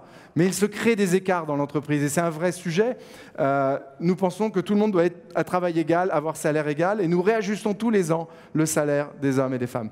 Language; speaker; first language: French; native; French